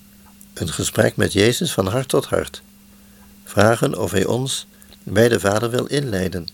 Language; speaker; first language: Dutch; native; Dutch